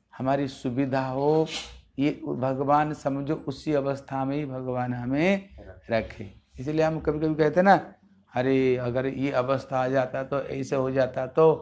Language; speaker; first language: Hindi; non-native, local second language; Bangla